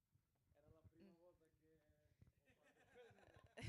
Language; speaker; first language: Italian; non-native, learner; Swedish